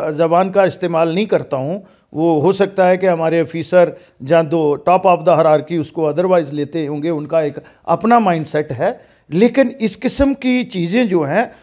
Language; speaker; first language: Hindi; non-native, local second language; Dogri